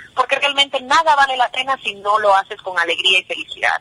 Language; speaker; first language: Spanish; early bilingual, heritage; Spanish